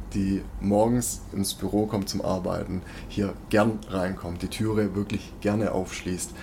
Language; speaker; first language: German; native; German